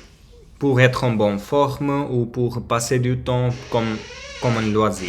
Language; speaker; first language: French; non-native, learner; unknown